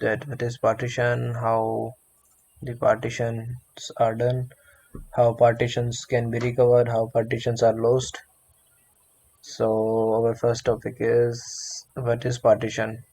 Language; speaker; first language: English; non-native, local second language; Hindi